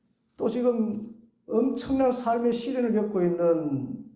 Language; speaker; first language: Korean; native; Korean